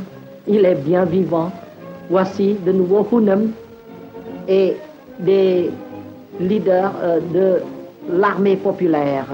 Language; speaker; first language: French; non-native, local second language; Khmer